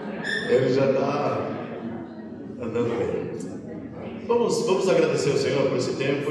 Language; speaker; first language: Portuguese; native; Portuguese